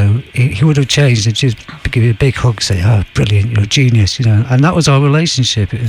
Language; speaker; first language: English; native; English